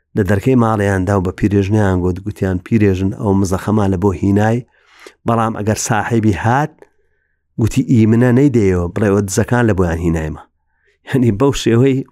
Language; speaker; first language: Central Kurdish; native; Central Kurdish